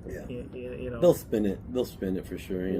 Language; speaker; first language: English; native; English